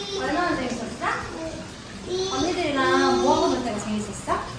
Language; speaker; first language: Korean; native; Korean